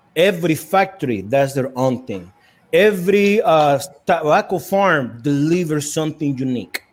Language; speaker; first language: English; non-native, fluent; Spanish